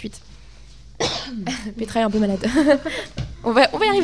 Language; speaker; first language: French; native; French